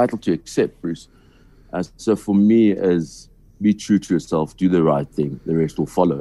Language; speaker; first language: English; non-native, local second language; Zulu